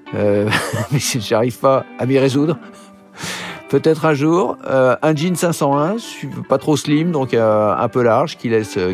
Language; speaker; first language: French; native; French